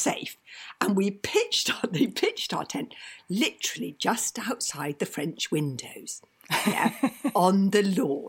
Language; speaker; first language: English; native; English